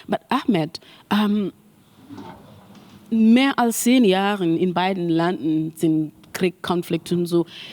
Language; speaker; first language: German; non-native, learner; Mandingo